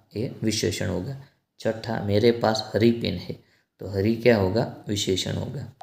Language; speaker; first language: Hindi; non-native, local second language; Gujarati